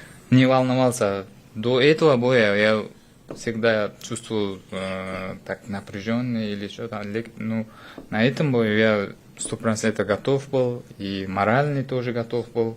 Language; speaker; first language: Russian; non-native, fluent; Uzbek